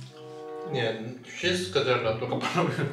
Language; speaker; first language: Russian; non-native, learner; Korean